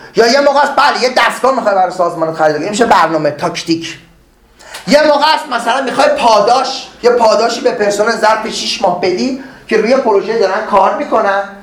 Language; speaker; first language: Persian; native; Persian